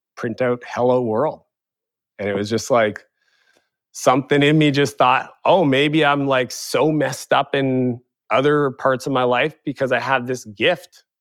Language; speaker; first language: English; native; English